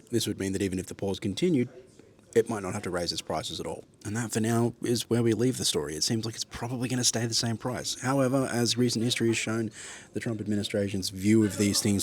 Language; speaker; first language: English; native; English